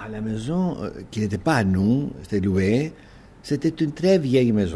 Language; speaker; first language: French; non-native, fluent; Greek